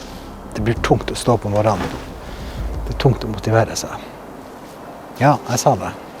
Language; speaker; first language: Norwegian; native; Norwegian